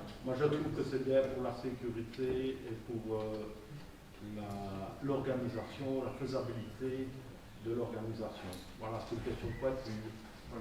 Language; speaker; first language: French; native; French